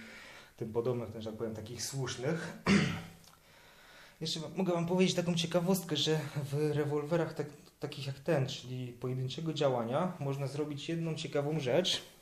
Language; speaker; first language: Polish; native; Polish